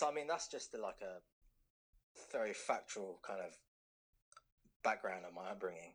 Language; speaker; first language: English; native; English